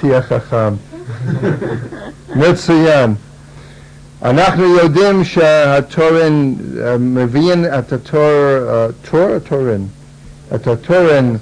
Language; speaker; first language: Hebrew; non-native, fluent; English